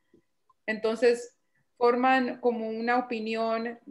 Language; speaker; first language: Spanish; early bilingual, other home language; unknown